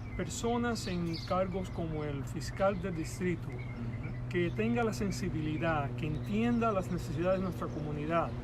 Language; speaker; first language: Spanish; native; Spanish